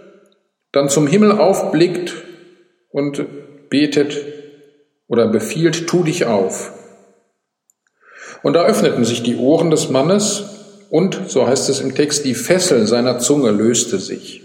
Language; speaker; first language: German; native; German